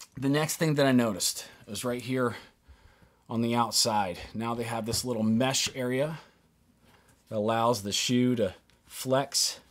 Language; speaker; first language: English; native; English